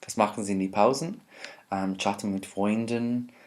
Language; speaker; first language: German; non-native, fluent; English